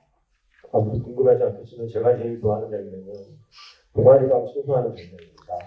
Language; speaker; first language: Korean; native; Korean